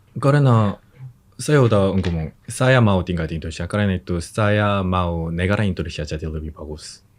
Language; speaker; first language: Indonesian; non-native, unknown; Korean